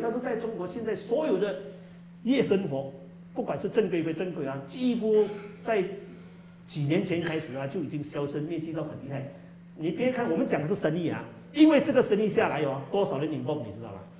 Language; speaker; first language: Chinese; native; Chinese